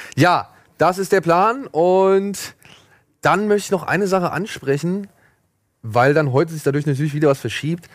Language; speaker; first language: German; native; German